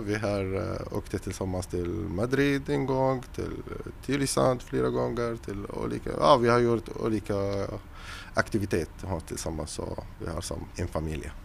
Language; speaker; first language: Swedish; non-native, learner; Arabic